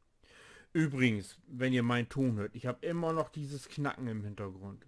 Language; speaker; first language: German; native; German